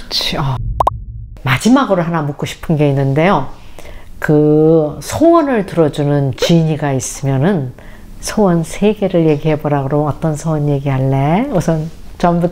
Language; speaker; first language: Korean; native; Korean